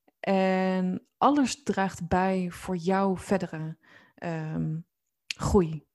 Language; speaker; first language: Dutch; native; Dutch